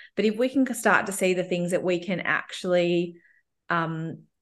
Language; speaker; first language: English; native; English